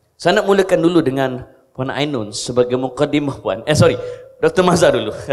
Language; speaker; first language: Malay; native; Malay